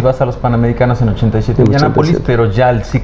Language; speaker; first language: Spanish; native; Spanish